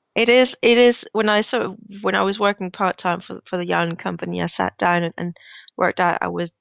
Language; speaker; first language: English; non-native, fluent; Danish